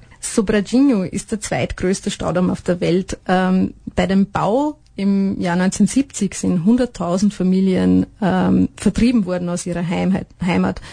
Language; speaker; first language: German; native; German